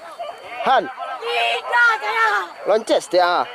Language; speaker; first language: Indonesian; non-native, local second language; Minangkabau